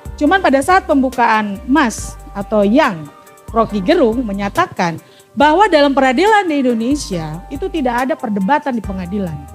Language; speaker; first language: Indonesian; native; Indonesian